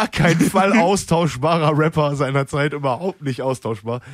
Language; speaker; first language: German; native; German